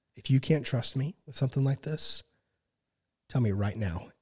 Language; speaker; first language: English; native; English